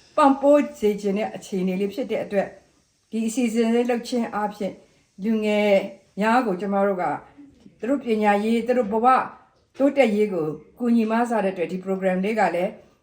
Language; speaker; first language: Burmese; non-native, local second language; S'gaw Karen